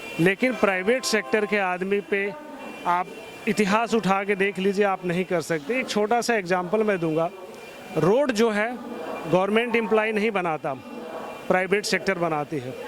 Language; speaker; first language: Hindi; native; Hindi